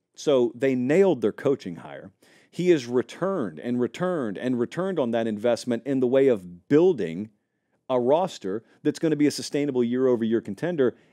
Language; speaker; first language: English; native; English